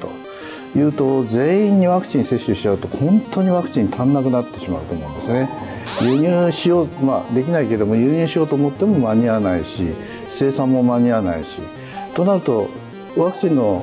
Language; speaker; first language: Japanese; native; Japanese